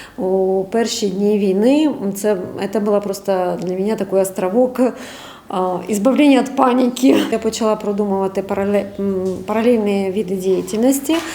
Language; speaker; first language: Ukrainian; non-native, local second language; Russian